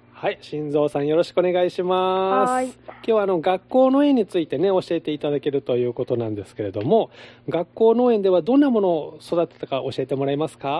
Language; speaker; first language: Japanese; native; Japanese